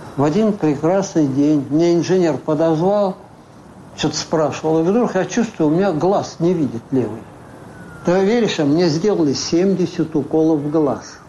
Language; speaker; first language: Russian; native; Russian